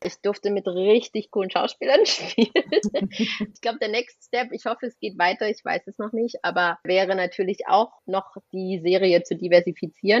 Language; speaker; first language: German; native; German